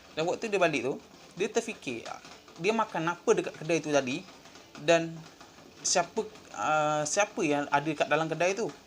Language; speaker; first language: Malay; native; Malay